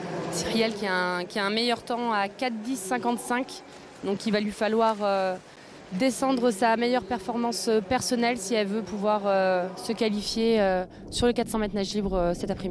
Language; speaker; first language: French; native; French